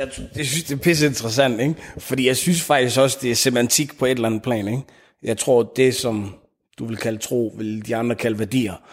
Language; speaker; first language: Danish; early bilingual, other home language; Arabic